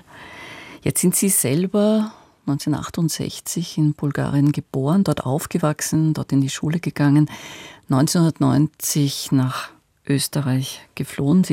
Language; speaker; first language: German; native; German